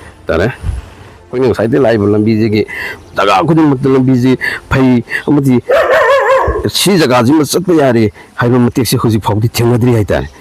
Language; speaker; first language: Manipuri; native; Manipuri